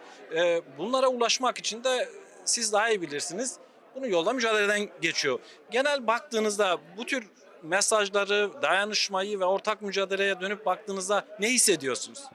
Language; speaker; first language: Turkish; native; Turkish